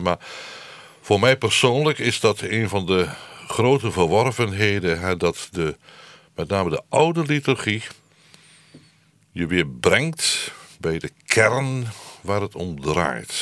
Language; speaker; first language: Dutch; native; Dutch